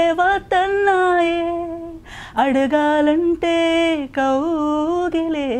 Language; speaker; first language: Telugu; non-native, local second language; Konkani